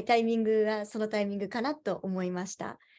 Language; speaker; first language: Japanese; native; Japanese